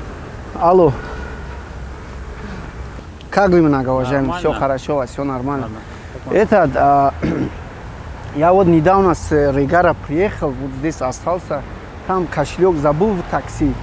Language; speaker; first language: Russian; non-native, local second language; Tajik